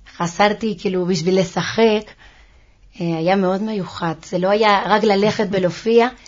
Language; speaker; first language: Hebrew; non-native, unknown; Spanish